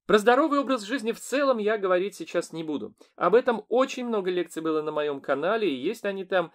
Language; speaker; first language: Russian; native; Russian